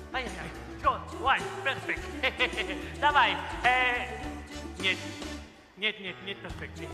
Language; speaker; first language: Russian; non-native, learner; German